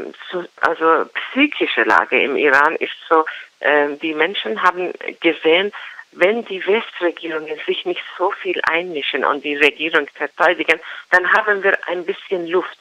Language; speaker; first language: German; non-native, fluent; Persian